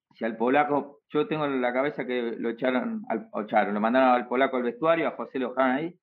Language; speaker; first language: Spanish; native; Spanish